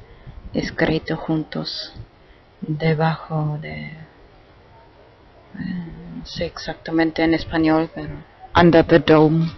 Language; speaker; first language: Spanish; non-native, fluent; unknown